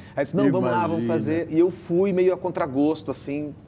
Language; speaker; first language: Portuguese; native; Portuguese